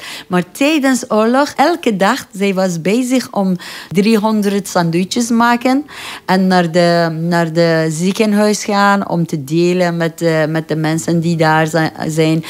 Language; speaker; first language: Dutch; non-native, fluent; Persian